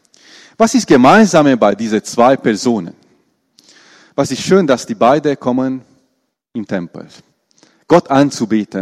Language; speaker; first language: German; non-native, fluent; Romanian